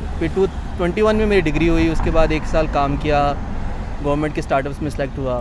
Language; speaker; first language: Urdu; non-native, local second language; Punjabi